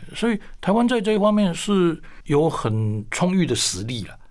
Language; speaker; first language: Chinese; native; Chinese